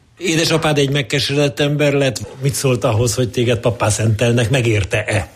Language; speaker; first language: Hungarian; native; Hungarian